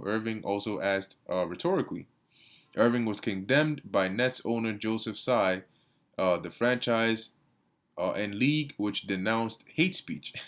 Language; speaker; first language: English; native; English